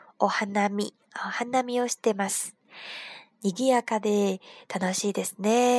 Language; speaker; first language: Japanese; non-native, fluent; Chinese